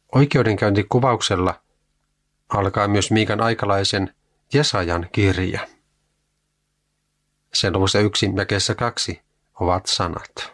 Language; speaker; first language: Finnish; native; Finnish